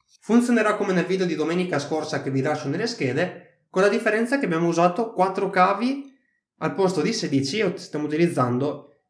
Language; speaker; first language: Italian; native; Italian